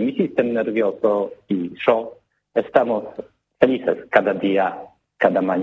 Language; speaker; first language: Spanish; non-native, learner; Polish